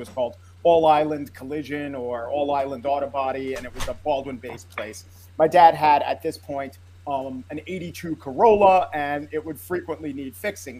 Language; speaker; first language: English; native; English